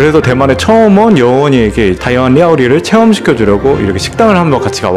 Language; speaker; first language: Korean; native; Korean